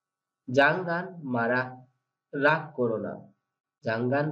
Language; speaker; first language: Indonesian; non-native, learner; Bangla